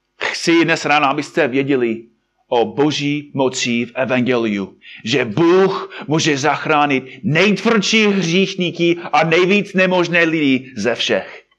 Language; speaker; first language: Czech; non-native, fluent; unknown